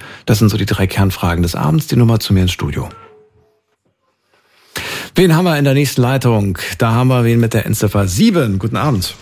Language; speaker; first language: German; native; German